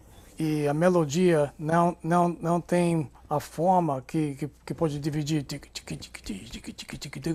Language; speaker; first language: Portuguese; non-native, fluent; English